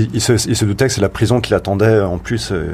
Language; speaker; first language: French; native; French